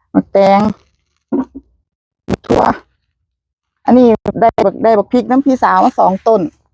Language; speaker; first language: Thai; native; Thai